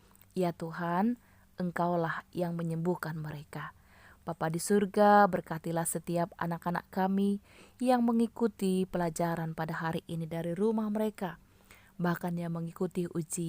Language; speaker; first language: Malay; native; Malay